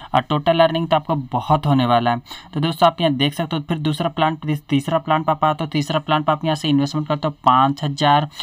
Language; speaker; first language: Hindi; native; Hindi